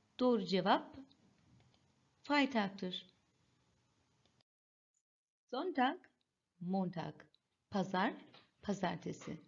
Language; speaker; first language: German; non-native, fluent; Turkish